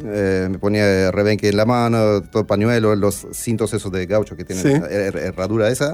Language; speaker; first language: Spanish; non-native, fluent; Armenian